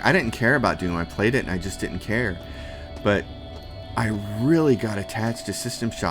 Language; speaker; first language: English; native; English